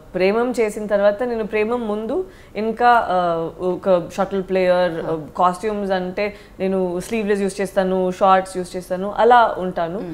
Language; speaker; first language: Telugu; non-native, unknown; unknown